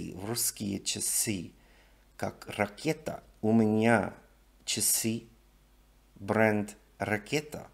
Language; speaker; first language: Russian; non-native, learner; English